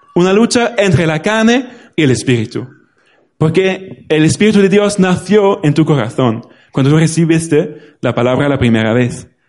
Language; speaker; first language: Spanish; non-native, fluent; German